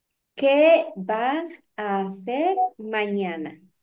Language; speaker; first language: Spanish; non-native, fluent; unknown